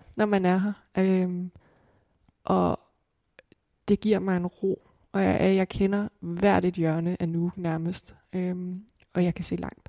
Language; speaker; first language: Danish; native; Danish